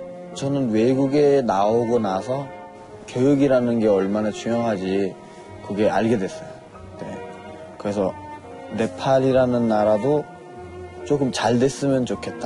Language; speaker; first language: Korean; non-native, fluent; Nepali